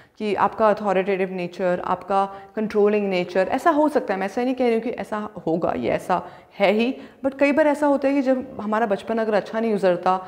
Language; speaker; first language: Hindi; native; Hindi